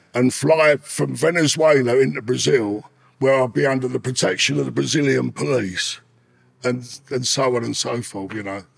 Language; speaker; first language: English; native; English